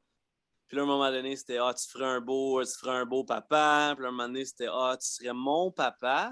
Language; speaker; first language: French; native; French